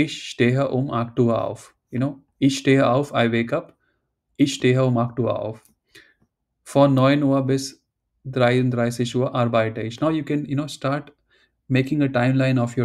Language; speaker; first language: German; non-native, fluent; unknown